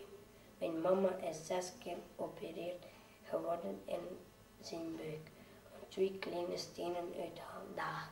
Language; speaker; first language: Dutch; early bilingual, other home language; Albanian